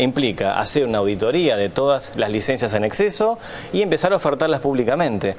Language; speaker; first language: Spanish; native; Spanish